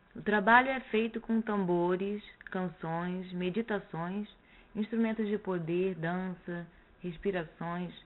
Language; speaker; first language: Portuguese; native; Portuguese